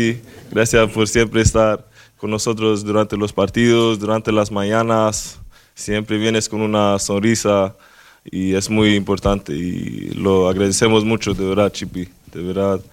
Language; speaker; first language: Spanish; non-native, fluent; Swedish